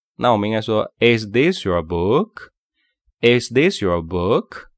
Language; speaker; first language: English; non-native, fluent; Chinese